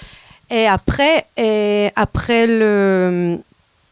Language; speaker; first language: French; non-native, fluent; Hebrew